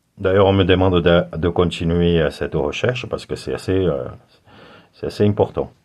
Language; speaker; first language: French; non-native, fluent; Portuguese